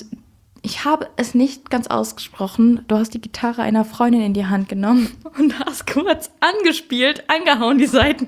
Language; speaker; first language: German; native; German